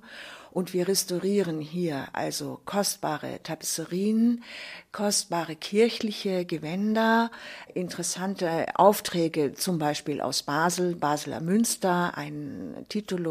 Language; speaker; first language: German; native; German